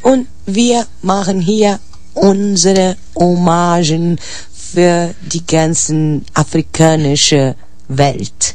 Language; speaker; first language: German; non-native, fluent; Portuguese